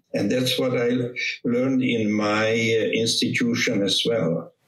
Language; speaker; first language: English; non-native, fluent; Hungarian